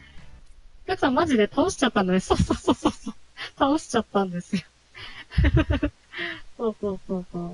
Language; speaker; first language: Japanese; native; Japanese